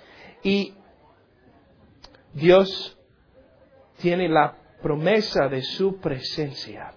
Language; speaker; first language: Spanish; non-native, learner; English